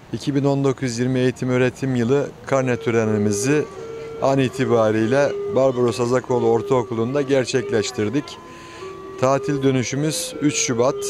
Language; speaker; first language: Turkish; native; Turkish